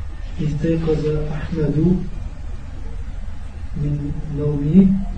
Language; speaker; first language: Arabic; non-native, learner; French